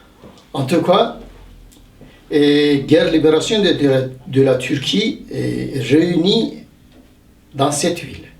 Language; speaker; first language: French; non-native, fluent; Turkish